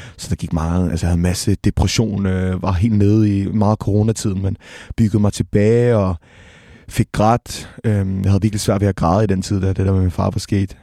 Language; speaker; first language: Danish; native; Danish